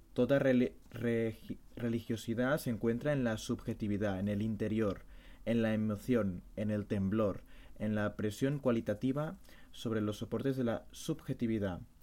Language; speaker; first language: Spanish; non-native, local second language; Catalan